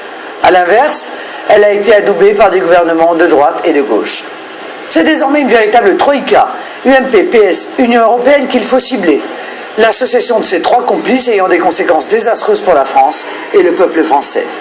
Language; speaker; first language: French; native; French